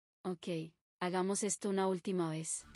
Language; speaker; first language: Spanish; native; Spanish